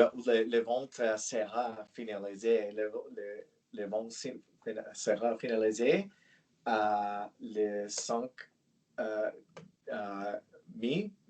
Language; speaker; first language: French; non-native, learner; English